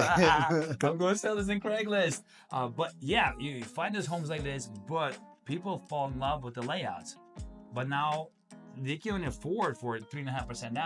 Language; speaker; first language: English; non-native, fluent; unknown